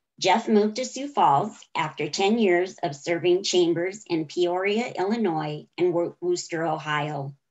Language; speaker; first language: English; native; English